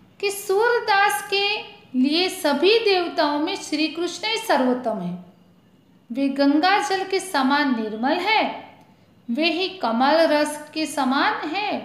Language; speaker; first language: Hindi; non-native, local second language; Gujarati